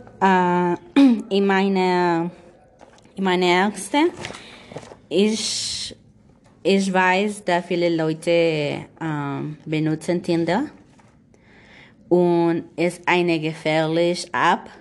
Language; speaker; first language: German; non-native, learner; Spanish